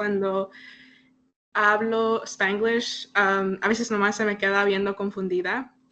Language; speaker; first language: Spanish; early bilingual, heritage; Spanish